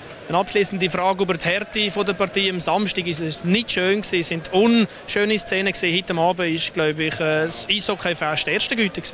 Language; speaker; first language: German; native; German